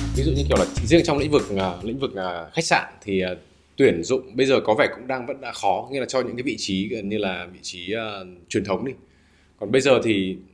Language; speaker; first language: Vietnamese; native; Vietnamese